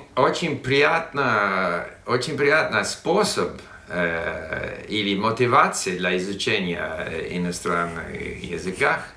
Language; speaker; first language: Russian; non-native, fluent; English